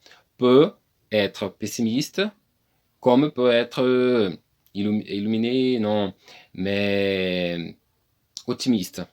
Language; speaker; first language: French; non-native, learner; Portuguese